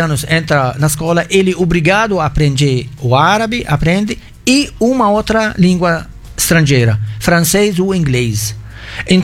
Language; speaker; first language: Portuguese; non-native, fluent; Arabic